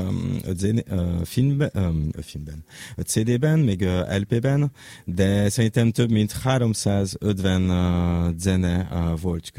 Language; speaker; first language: Hungarian; non-native, learner; French